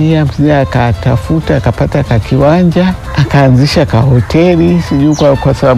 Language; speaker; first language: Swahili; early bilingual, other home language; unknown